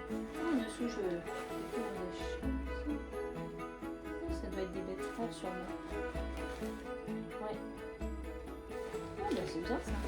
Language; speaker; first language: French; native; French